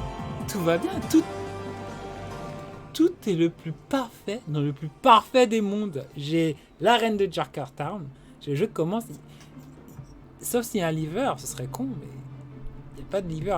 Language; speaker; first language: French; native; French